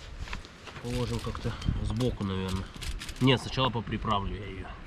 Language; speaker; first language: Russian; native; Russian